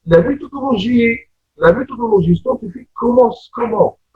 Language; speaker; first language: French; non-native, local second language; Arabic